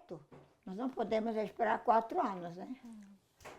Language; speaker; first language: Portuguese; non-native, fluent; French